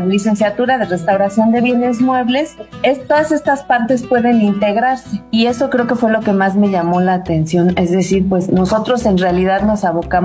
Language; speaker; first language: Spanish; native; Spanish